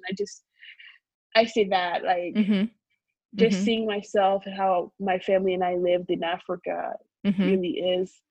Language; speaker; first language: English; early bilingual, other home language; Kongo